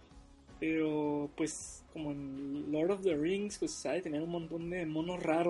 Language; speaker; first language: Spanish; native; Spanish